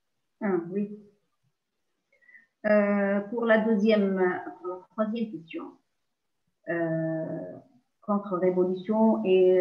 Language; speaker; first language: French; non-native, local second language; Arabic